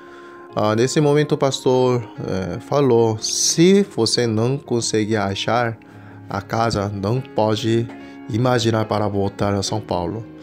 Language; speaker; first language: Portuguese; non-native, fluent; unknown